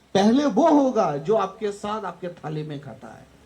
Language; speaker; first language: Hindi; non-native, local second language; Bangla